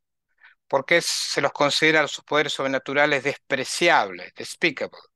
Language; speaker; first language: Spanish; native; Spanish